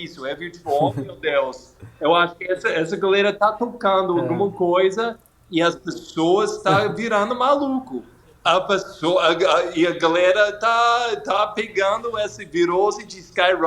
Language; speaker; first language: Portuguese; non-native, fluent; English